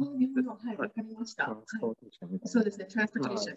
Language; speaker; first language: Japanese; non-native, fluent; English